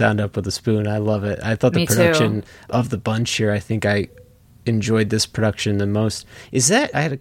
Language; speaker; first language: English; native; English